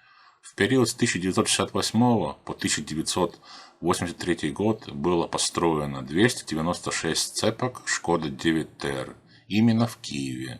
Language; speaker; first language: Russian; native; Russian